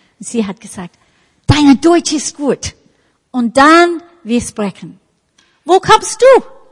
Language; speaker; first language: German; non-native, learner; English